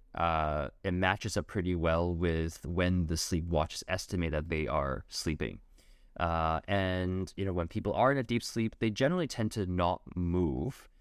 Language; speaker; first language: English; native; English